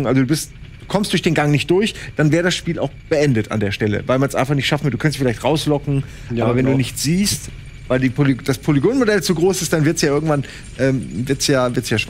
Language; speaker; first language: German; native; German